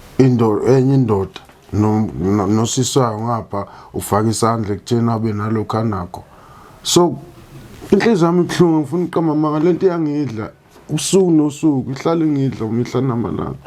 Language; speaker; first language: Zulu; native; Zulu